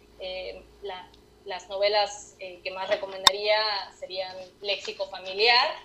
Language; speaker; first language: Spanish; native; Spanish